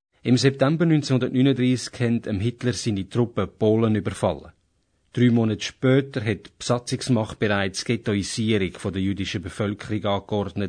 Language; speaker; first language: German; native; German